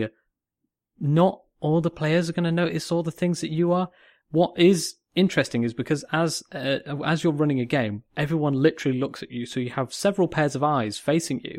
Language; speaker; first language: English; native; English